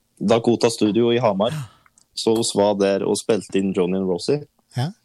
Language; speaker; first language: Norwegian; native; Norwegian